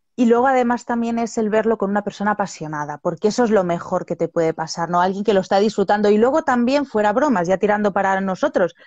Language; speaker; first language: Spanish; native; Spanish